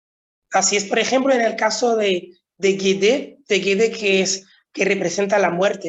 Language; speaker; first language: Spanish; non-native, local second language; Haitian Creole